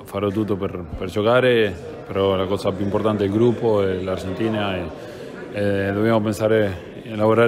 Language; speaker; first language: Italian; non-native, fluent; Spanish